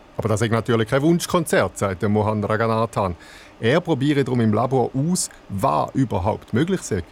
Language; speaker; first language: German; native; German